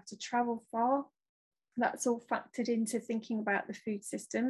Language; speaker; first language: English; native; English